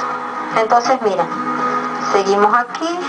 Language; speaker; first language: Spanish; native; Spanish